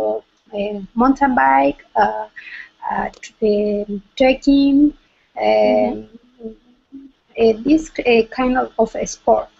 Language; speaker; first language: English; non-native, learner; Spanish